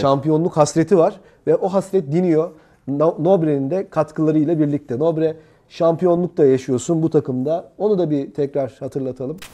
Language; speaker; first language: Turkish; native; Turkish